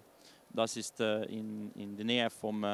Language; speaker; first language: German; non-native, learner; Slovenian